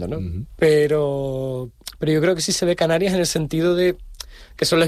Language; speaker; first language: Spanish; native; Spanish